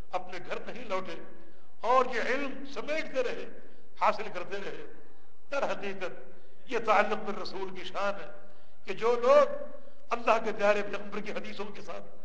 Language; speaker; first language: Urdu; native; Urdu